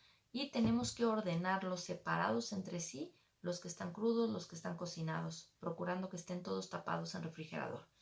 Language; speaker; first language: Spanish; native; Spanish